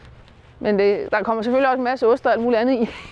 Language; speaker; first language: Danish; native; Danish